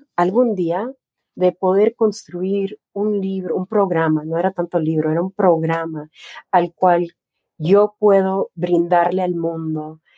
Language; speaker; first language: Spanish; native; Spanish